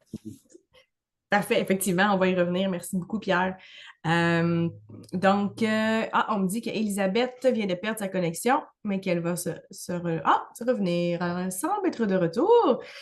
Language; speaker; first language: French; native; French